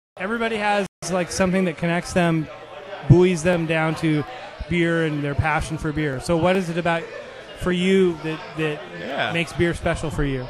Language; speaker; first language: English; native; English